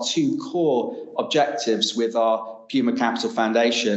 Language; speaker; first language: English; native; English